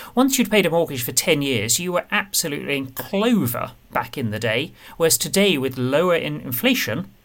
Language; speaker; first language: English; native; English